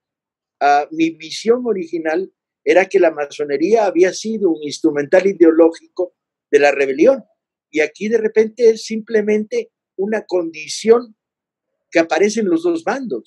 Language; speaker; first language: Spanish; native; Spanish